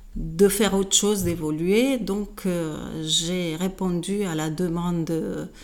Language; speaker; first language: French; non-native, fluent; Hungarian